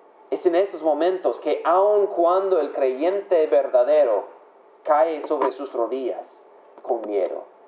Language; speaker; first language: Spanish; non-native, fluent; English